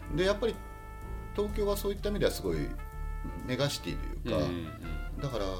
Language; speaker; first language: Japanese; native; Japanese